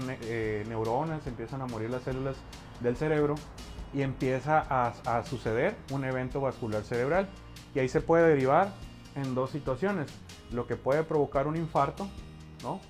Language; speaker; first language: Spanish; native; Spanish